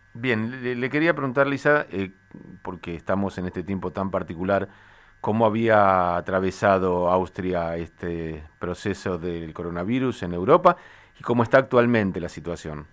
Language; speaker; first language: Spanish; native; Spanish